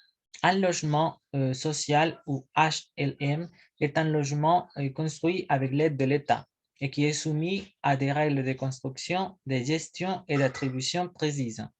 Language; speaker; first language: French; non-native, learner; Spanish